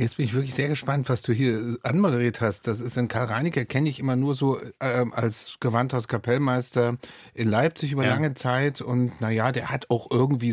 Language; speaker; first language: German; native; German